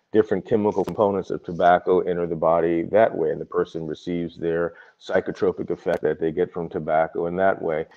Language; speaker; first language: English; native; English